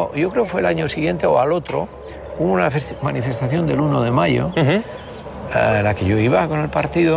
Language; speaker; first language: Spanish; native; Spanish